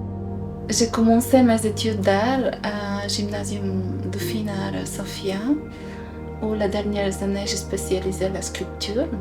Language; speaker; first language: French; non-native, fluent; Bulgarian